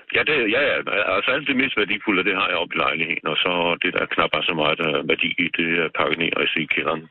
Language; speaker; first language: Danish; native; Danish